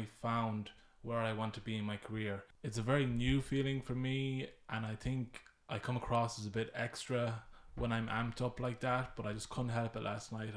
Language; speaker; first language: English; native; English